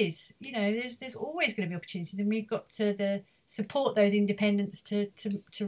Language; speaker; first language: English; native; English